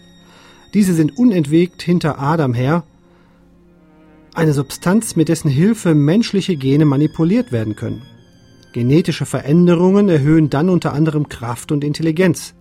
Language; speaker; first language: German; native; German